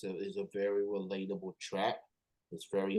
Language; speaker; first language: English; native; English